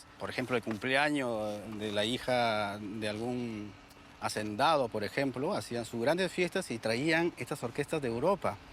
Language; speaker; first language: Spanish; native; Spanish